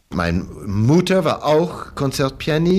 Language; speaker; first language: German; non-native, fluent; English